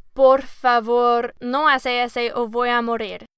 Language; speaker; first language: Spanish; non-native, learner; English